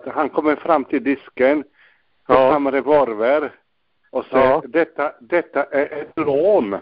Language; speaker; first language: Swedish; non-native, fluent; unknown